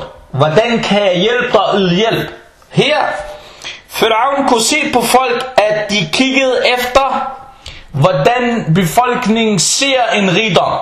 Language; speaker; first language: Danish; non-native, fluent; Arabic